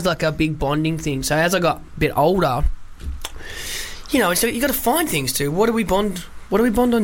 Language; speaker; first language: English; native; English